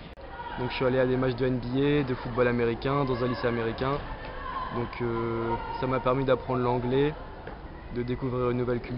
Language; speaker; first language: French; native; French